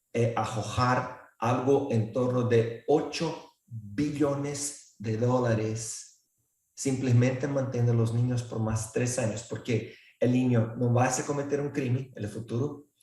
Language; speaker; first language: Spanish; non-native, fluent; Portuguese